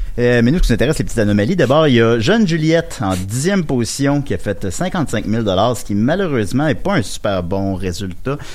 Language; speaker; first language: French; native; French